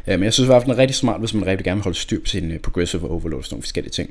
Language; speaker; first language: Danish; native; Danish